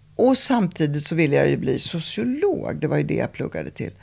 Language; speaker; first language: Swedish; early bilingual, other home language; Italian